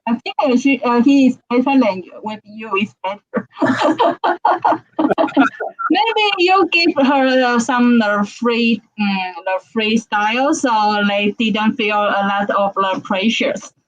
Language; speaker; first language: English; non-native, learner; Chinese